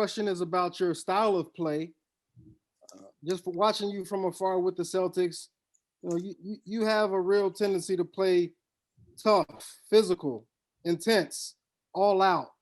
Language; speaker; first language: English; native; English